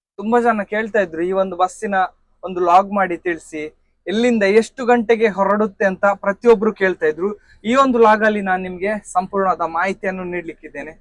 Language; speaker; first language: Kannada; native; Kannada